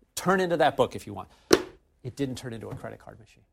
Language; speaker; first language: English; native; English